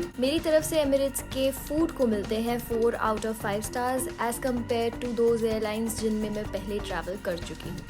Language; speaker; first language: Hindi; native; Hindi